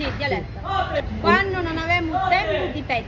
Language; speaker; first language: Italian; native; Italian